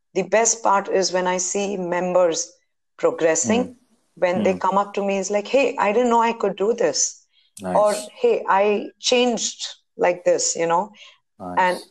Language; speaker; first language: English; non-native, local second language; Hindi